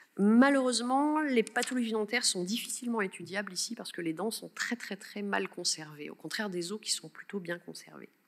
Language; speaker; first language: French; native; French